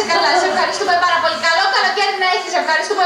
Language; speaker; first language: Greek; native; Greek